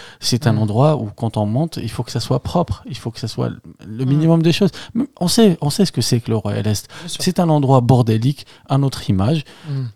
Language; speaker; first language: French; non-native, local second language; Arabic